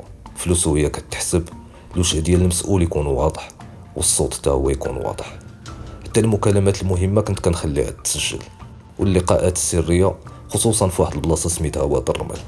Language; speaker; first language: Arabic; native; Arabic